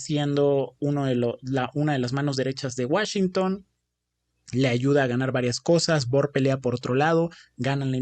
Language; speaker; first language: Spanish; native; Spanish